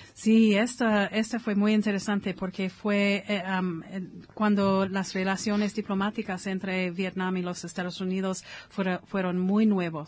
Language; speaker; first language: Spanish; non-native, fluent; English